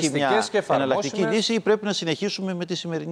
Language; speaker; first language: Greek; native; Greek